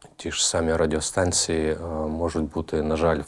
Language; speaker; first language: Ukrainian; native; Ukrainian